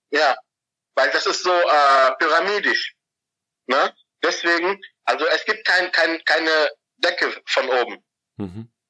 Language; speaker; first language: German; non-native, fluent; Arabic